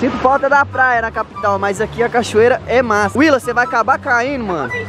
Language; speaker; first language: Portuguese; native; Portuguese